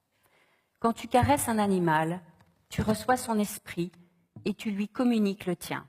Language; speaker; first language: French; native; French